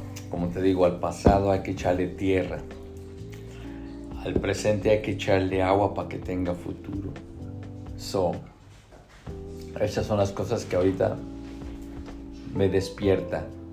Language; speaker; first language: Spanish; early bilingual, heritage; Spanish